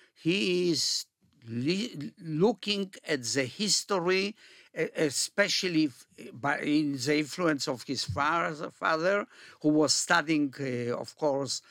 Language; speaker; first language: English; early bilingual, other home language; Polish